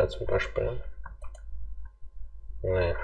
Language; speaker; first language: German; native; German